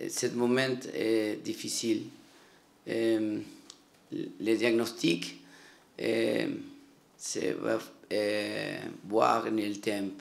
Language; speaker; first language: French; non-native, learner; Spanish